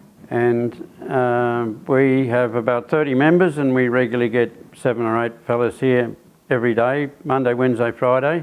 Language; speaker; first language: English; native; English